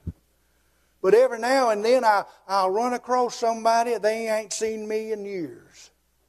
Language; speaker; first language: English; native; English